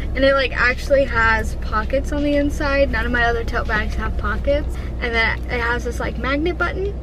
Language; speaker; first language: English; native; English